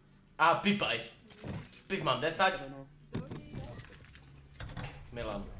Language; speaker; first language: Czech; native; Czech